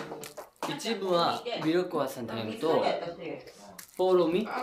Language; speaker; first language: Japanese; non-native, learner; Korean